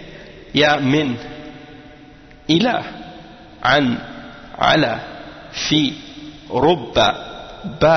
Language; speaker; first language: Arabic; non-native, fluent; French